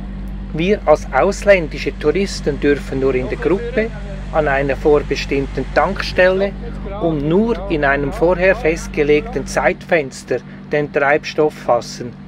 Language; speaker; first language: German; native; German